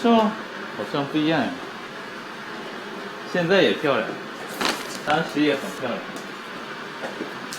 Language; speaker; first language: Chinese; non-native, fluent; Japanese